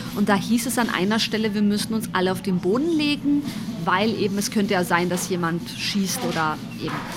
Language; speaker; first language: German; early bilingual, other home language; Bosnian